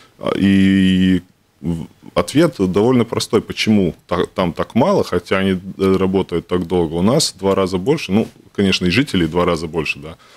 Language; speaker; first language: Russian; non-native, local second language; Latvian